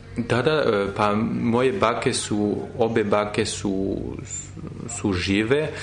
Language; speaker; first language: Serbian; non-native, fluent; French